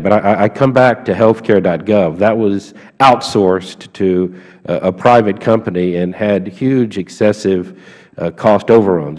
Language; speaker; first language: English; native; English